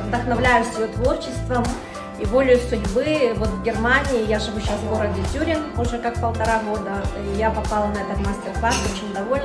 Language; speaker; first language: Russian; native; Russian